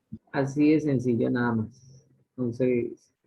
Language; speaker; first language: Spanish; native; Spanish